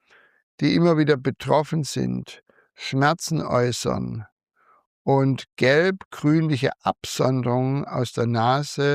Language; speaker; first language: German; native; German